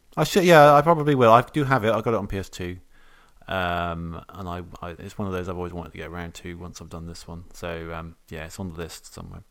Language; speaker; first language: English; native; English